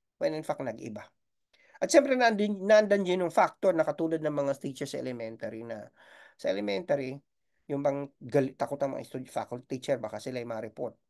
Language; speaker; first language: Filipino; non-native, local second language; Bikol